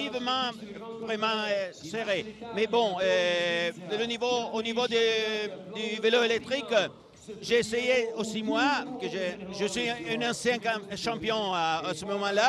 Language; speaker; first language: French; non-native, local second language; Italian